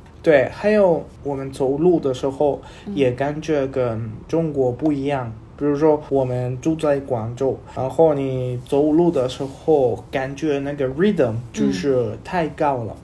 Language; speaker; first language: Chinese; non-native, learner; Spanish